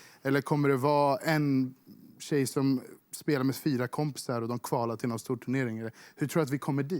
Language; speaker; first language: Swedish; native; Swedish